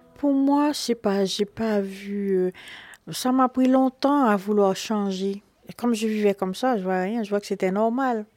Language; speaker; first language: French; non-native, local second language; Haitian Creole